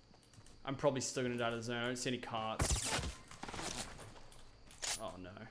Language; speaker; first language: English; native; English